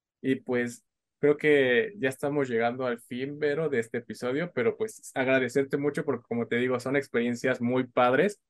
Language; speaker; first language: Spanish; native; Spanish